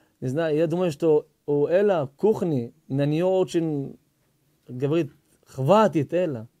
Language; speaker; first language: Russian; early bilingual, heritage; Hebrew